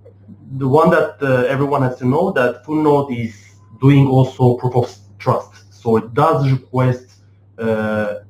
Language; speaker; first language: English; non-native, fluent; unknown